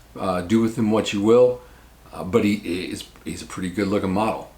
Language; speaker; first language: English; native; English